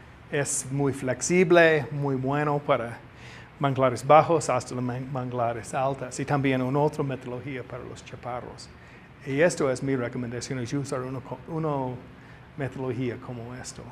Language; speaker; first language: Spanish; non-native, learner; English